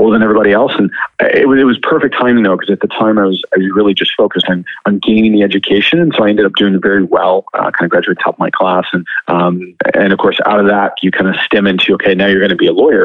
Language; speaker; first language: English; native; English